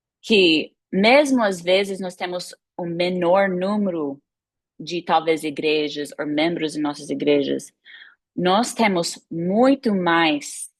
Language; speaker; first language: Portuguese; non-native, fluent; English